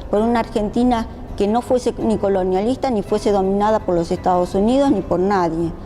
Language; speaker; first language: Spanish; early bilingual, other home language; Japanese